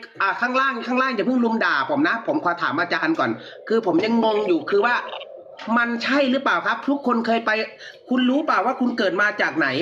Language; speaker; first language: Thai; native; Thai